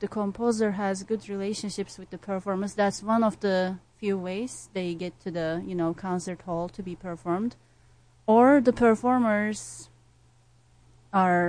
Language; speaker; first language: English; non-native, fluent; Turkish